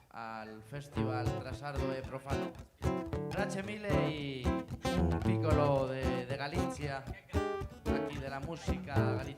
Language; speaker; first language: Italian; non-native, learner; Spanish